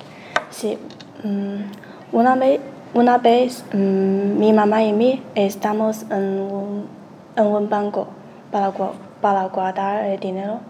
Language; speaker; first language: Spanish; non-native, learner; Chinese